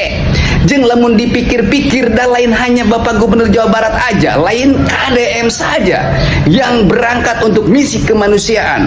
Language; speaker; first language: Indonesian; non-native, local second language; Sundanese